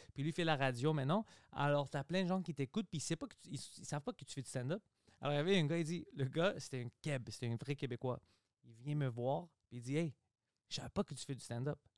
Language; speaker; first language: French; early bilingual, other home language; Greek